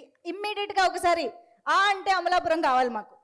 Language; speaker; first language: Telugu; native; Telugu